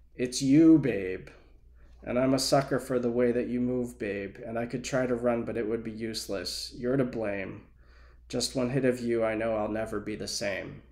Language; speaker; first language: English; native; English